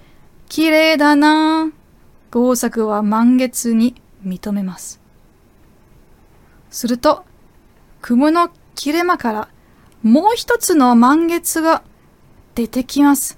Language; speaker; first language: Japanese; non-native, fluent; German